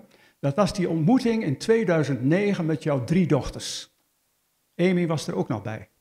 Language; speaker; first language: Dutch; native; Dutch